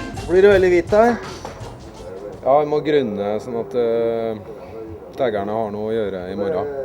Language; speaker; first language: Norwegian; native; Norwegian